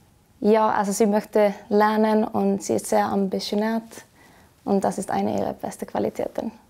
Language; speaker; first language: German; non-native, fluent; Icelandic